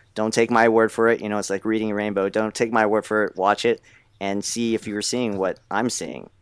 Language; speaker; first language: English; native; English